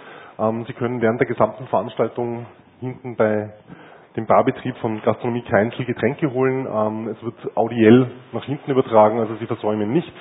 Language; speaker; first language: German; native; German